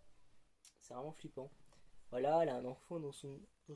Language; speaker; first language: French; native; French